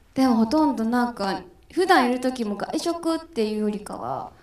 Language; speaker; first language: Japanese; native; Japanese